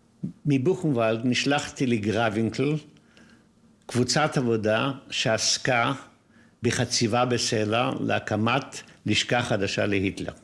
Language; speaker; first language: Hebrew; non-native, fluent; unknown